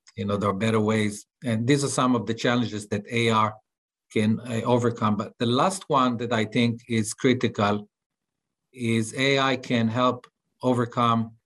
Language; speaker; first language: English; non-native, fluent; Hebrew